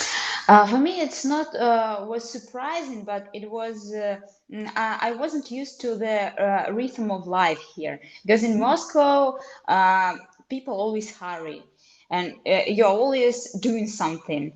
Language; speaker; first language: English; non-native, fluent; Russian